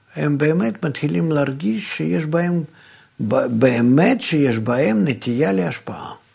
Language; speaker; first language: Hebrew; non-native, fluent; Russian